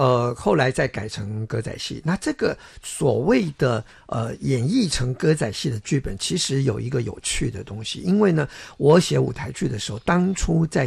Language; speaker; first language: Chinese; non-native, local second language; Min Nan Chinese